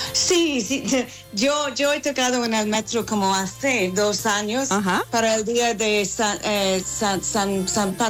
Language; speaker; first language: Spanish; non-native, learner; English